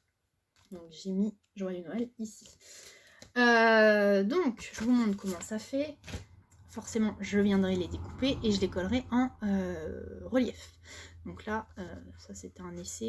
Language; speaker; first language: French; native; French